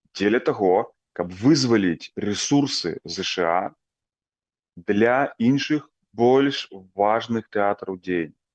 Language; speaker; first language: Belarusian; native; Belarusian